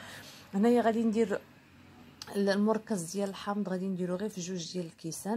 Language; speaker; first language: Arabic; native; Arabic